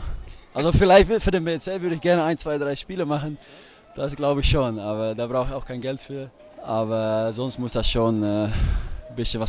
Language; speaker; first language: German; non-native, fluent; Dutch